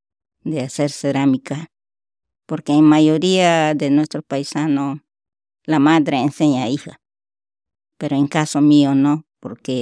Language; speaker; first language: Spanish; non-native, local second language; Shipibo-Conibo